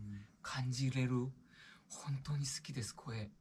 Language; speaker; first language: Japanese; non-native, learner; Korean